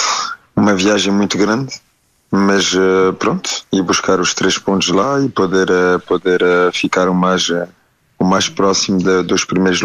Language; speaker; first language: Portuguese; early bilingual, heritage; French